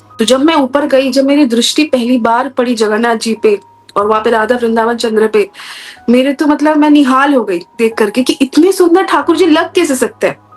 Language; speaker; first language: Hindi; non-native, local second language; Bangla